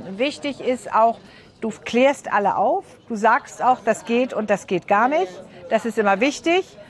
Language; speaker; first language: German; native; German